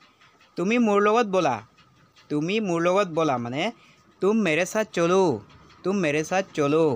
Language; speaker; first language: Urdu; non-native, local second language; Assamese